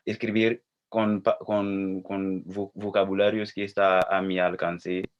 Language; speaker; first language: Spanish; non-native, fluent; Haitian Creole